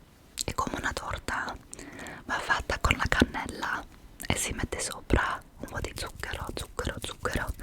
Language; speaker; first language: Italian; non-native, fluent; English